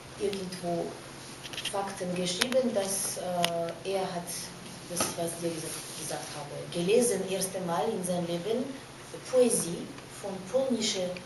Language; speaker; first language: German; non-native, fluent; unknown